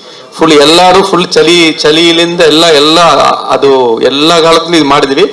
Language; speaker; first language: Kannada; non-native, learner; Tamil